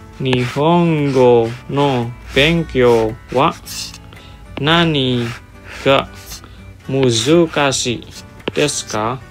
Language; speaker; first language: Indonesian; native; Indonesian